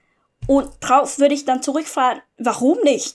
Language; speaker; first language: German; non-native, fluent; Vietnamese